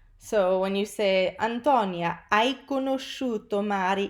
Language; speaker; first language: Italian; non-native, fluent; English